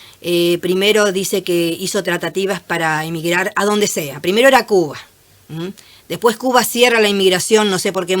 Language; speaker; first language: Spanish; native; Spanish